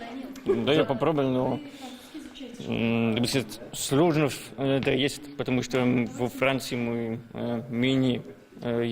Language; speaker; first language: Russian; non-native, learner; French